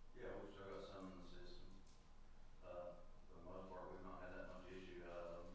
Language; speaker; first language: English; native; English